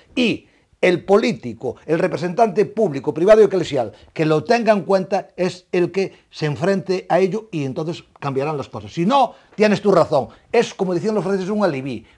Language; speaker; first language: Spanish; native; Spanish